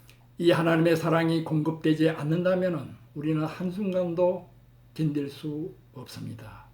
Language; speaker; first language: Korean; native; Korean